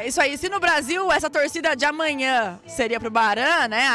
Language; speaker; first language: Portuguese; native; Portuguese